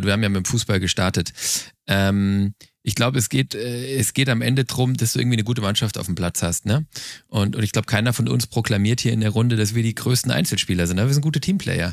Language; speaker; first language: German; native; German